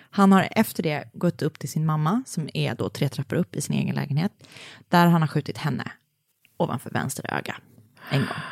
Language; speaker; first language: Swedish; native; Swedish